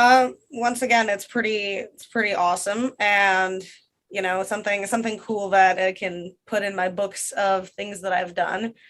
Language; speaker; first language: English; non-native, fluent; Russian